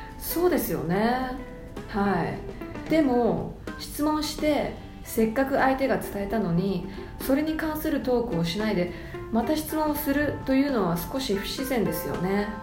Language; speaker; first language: Japanese; early bilingual, heritage; Japanese